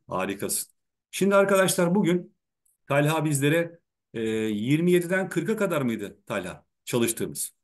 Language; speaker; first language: Turkish; native; Turkish